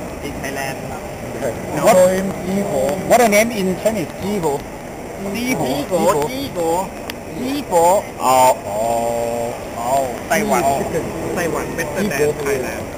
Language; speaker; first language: English; non-native, learner; Thai